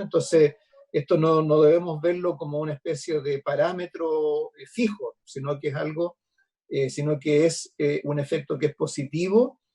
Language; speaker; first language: Spanish; native; Spanish